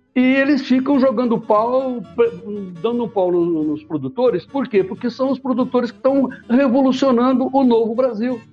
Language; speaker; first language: Portuguese; native; Portuguese